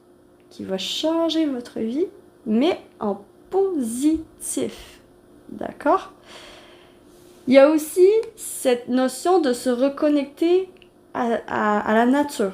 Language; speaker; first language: French; native; French